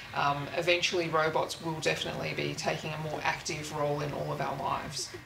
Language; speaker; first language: English; native; English